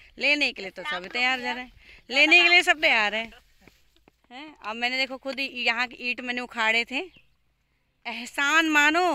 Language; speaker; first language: Hindi; native; Hindi